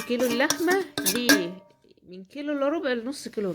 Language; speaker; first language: Arabic; native; Arabic